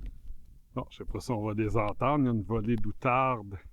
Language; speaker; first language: French; native; French